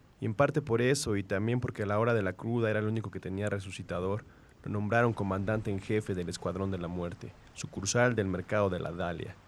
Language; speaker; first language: Spanish; native; Spanish